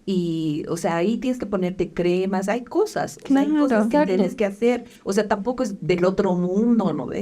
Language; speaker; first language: Spanish; native; Spanish